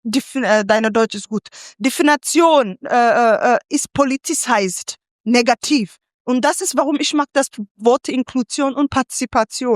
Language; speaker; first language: German; non-native, fluent; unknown